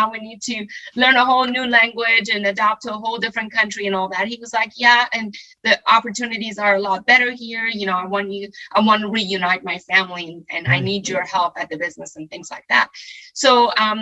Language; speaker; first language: English; non-native, fluent; Persian